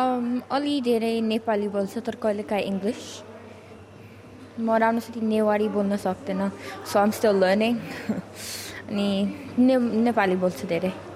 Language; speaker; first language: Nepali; early bilingual, heritage; Nepali